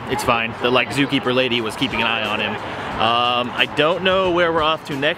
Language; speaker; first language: English; native; English